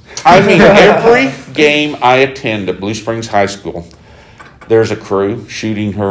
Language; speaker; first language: English; native; English